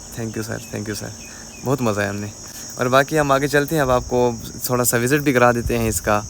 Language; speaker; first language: Urdu; non-native, local second language; Saraiki